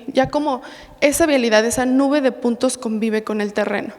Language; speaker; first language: Spanish; native; Spanish